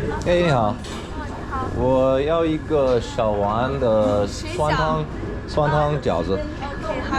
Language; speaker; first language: Chinese; non-native, learner; English